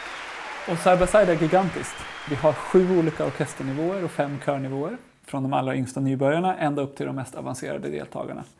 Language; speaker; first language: Swedish; native; Swedish